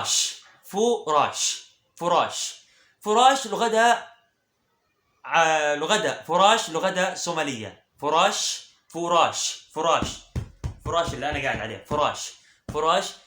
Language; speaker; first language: Arabic; early bilingual, other home language; Somali